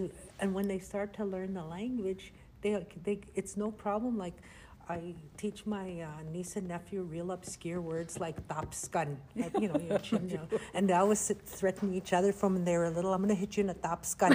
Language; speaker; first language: English; non-native, fluent; Cree